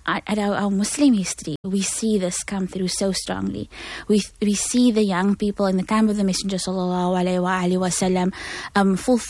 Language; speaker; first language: English; native; English